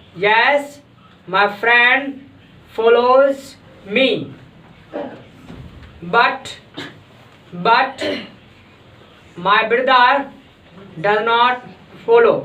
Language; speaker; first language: English; non-native, fluent; Hindi